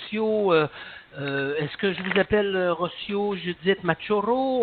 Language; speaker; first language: French; native; French